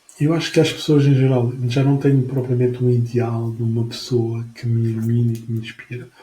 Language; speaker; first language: Portuguese; non-native, fluent; French